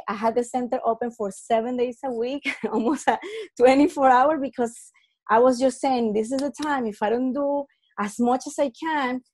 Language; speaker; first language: English; non-native, fluent; Spanish